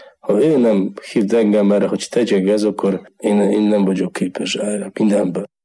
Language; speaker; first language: Hungarian; non-native, learner; Polish